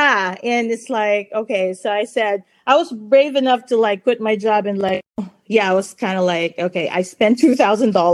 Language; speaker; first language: English; non-native, local second language; Filipino